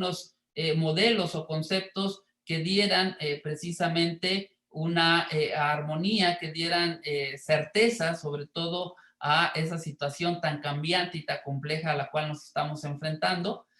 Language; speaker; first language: Spanish; native; Spanish